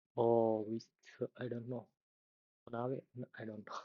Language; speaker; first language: English; non-native, fluent; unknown